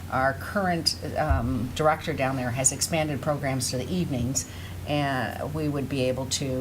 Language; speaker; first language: English; native; English